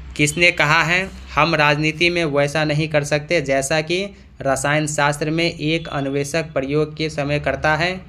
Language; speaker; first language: Hindi; native; Hindi